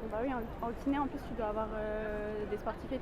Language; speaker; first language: French; native; French